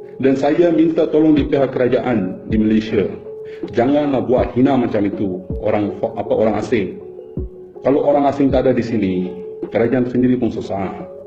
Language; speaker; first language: Malay; non-native, fluent; Bangla